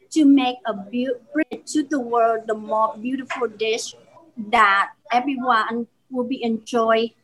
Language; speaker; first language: English; non-native, learner; Vietnamese